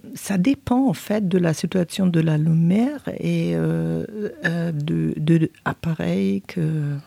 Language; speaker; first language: French; non-native, fluent; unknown